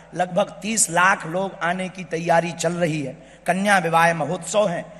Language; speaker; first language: Hindi; native; Hindi